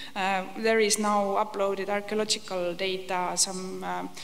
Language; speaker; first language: English; non-native, fluent; Estonian